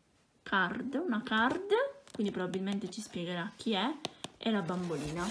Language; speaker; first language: Italian; native; Italian